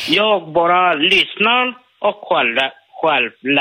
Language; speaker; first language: Swedish; non-native, learner; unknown